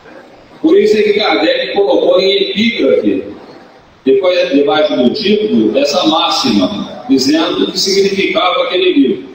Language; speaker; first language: Portuguese; native; Portuguese